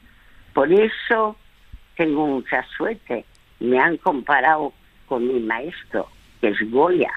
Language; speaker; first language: Spanish; early bilingual, other home language; French